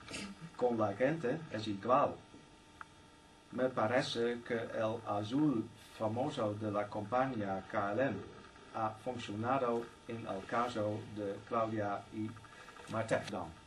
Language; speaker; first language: Spanish; non-native, learner; Dutch